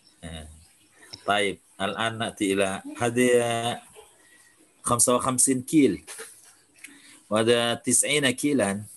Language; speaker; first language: Arabic; non-native, fluent; Indonesian